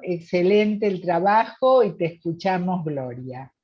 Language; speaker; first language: Spanish; native; Spanish